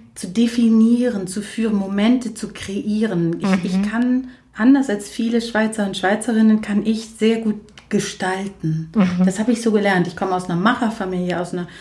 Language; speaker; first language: German; native; German